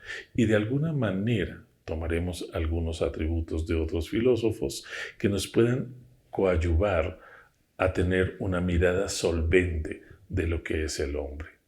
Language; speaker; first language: Spanish; native; Spanish